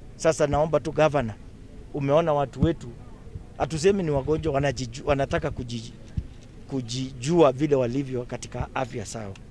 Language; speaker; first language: Swahili; non-native, local second language; Kalenjin